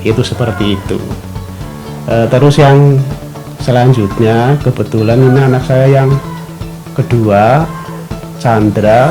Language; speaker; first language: Indonesian; non-native, local second language; Javanese